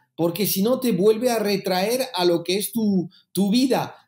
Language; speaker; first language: Spanish; early bilingual, heritage; French